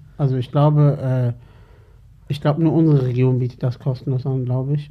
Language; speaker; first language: German; early bilingual, other home language; Turkish